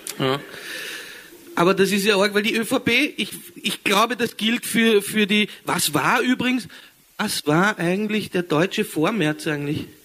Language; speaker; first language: German; native; German